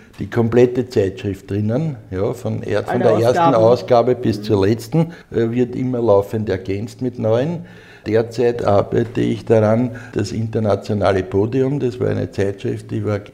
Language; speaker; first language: German; native; German